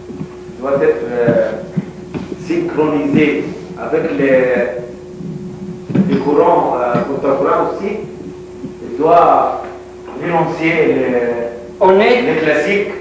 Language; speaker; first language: French; non-native, learner; Arabic